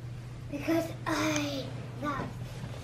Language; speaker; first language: English; native; English